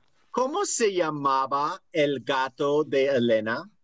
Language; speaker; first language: Spanish; non-native, fluent; English